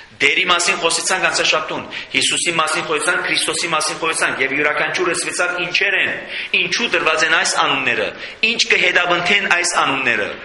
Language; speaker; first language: Armenian; native; Armenian